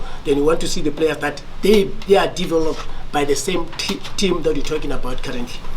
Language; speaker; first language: English; non-native, local second language; Northern Sotho